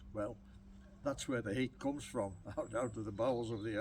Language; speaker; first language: English; native; English